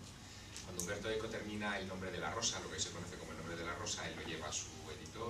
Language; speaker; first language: Spanish; native; Spanish